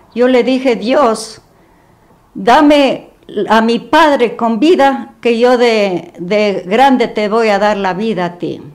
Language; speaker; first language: Spanish; native; Spanish